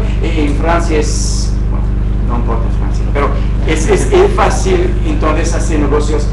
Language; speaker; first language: Spanish; non-native, fluent; English